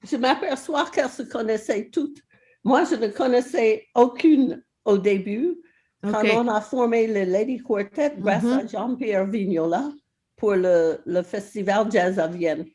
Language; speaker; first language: French; non-native, fluent; English